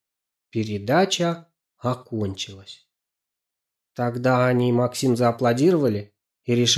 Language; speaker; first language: Russian; native; Russian